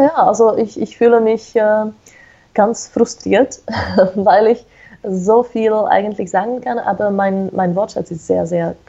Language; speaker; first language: German; non-native, fluent; Slovak